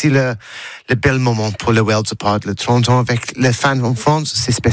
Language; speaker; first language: French; non-native, learner; English